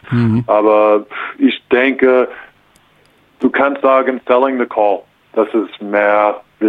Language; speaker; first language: German; non-native, learner; English